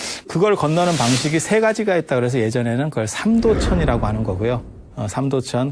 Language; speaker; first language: Korean; native; Korean